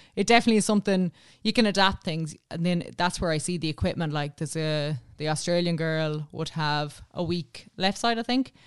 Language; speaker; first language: English; native; English